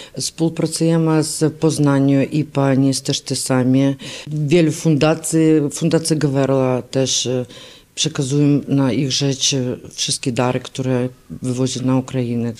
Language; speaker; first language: Polish; non-native, learner; Ukrainian